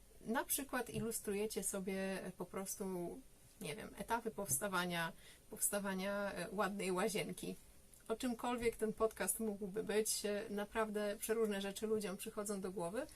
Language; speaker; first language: Polish; native; Polish